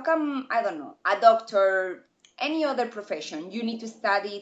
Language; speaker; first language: English; non-native, fluent; Spanish